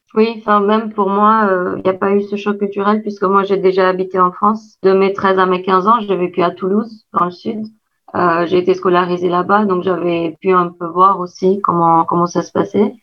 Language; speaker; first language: French; non-native, fluent; Albanian